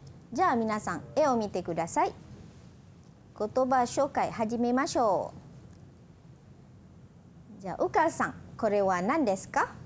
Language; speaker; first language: Japanese; non-native, fluent; Malay